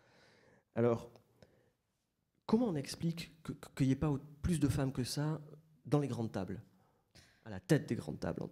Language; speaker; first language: French; native; French